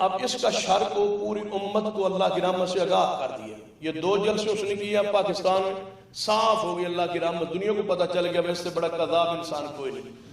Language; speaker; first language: Urdu; non-native, local second language; Punjabi